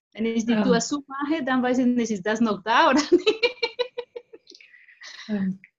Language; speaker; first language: German; non-native, fluent; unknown